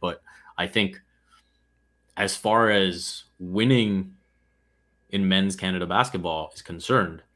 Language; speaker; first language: English; native; English